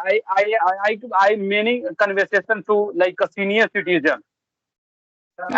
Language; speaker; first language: English; non-native, learner; Bhojpuri